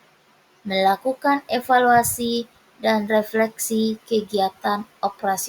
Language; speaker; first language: Indonesian; native; Indonesian